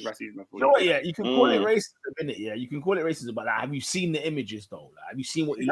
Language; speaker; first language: English; native; English